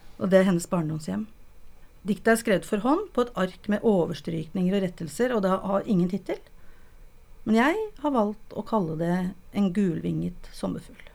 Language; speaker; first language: Norwegian; native; Norwegian